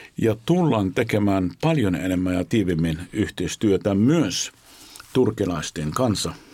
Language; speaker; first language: Finnish; non-native, fluent; Arabic